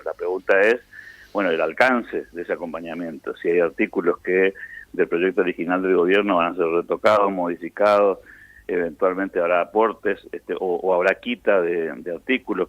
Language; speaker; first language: Spanish; native; Spanish